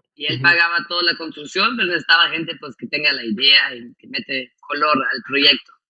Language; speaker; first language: Spanish; non-native, fluent; German